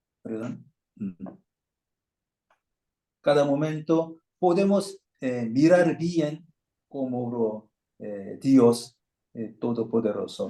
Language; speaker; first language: Spanish; non-native, fluent; Korean